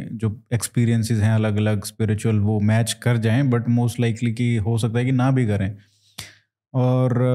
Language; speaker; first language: Hindi; native; Hindi